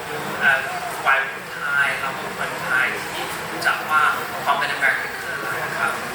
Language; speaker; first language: Thai; non-native, fluent; English